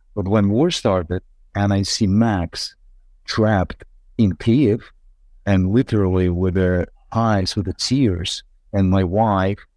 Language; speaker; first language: English; non-native, fluent; Ukrainian